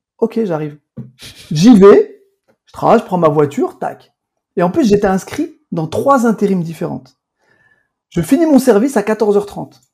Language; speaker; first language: French; early bilingual, other home language; Arabic